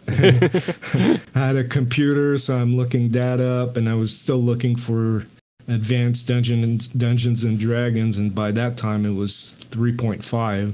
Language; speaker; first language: English; non-native, fluent; French